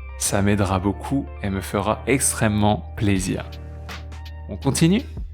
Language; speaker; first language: French; native; French